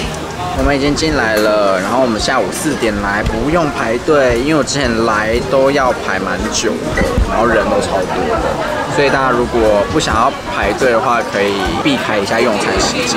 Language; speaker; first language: Chinese; native; Chinese